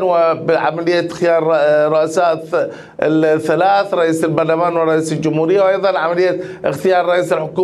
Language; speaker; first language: Arabic; native; Arabic